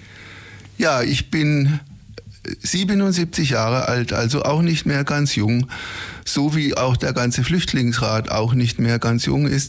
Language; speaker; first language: German; native; German